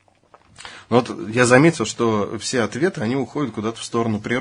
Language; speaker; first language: Russian; native; Russian